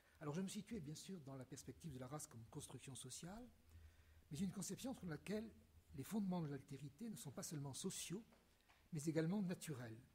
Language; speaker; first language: French; native; French